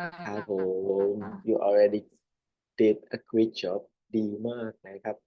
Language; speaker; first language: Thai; non-native, learner; Indonesian